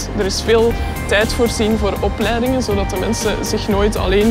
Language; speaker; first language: Dutch; native; Dutch